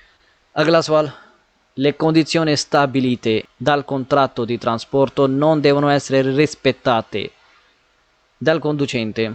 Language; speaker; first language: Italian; non-native, fluent; Punjabi